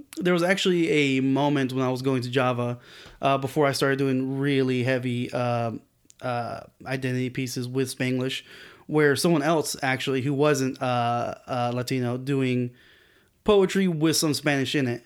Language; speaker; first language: English; early bilingual, other home language; Spanish